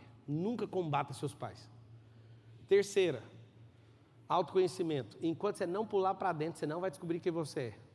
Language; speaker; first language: Portuguese; native; Portuguese